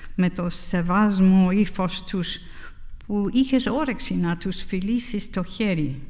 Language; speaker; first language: Greek; non-native, fluent; English